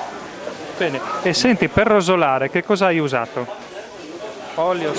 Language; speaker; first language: Italian; native; Italian